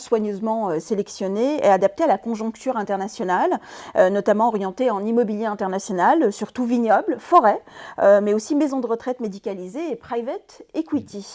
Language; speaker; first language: French; native; French